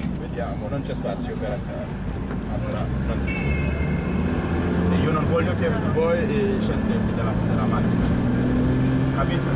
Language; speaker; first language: Italian; non-native, fluent; Haitian Creole